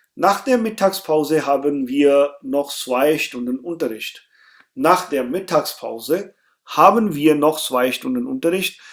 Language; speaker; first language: German; non-native, fluent; Urdu